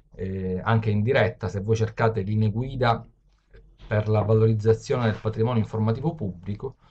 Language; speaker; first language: Italian; native; Italian